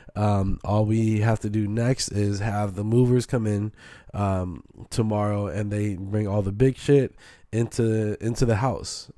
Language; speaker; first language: English; native; English